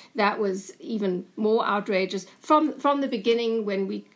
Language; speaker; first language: English; native; English